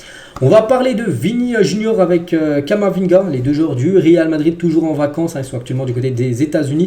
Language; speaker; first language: French; native; French